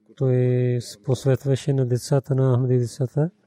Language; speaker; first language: Bulgarian; non-native, learner; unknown